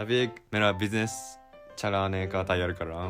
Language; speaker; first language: Hindi; non-native, learner; Japanese